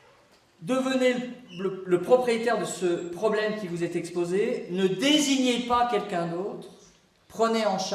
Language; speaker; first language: French; native; French